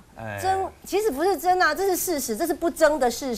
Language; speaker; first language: Chinese; native; Chinese